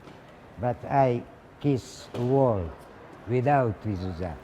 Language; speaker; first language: English; non-native, learner; Ladino